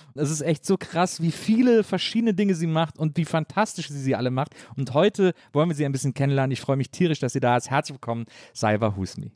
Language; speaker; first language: German; native; German